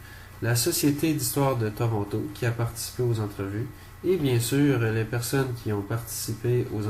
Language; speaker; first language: French; native; French